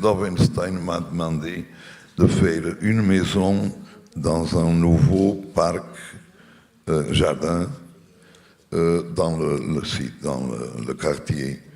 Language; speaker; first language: French; non-native, fluent; Portuguese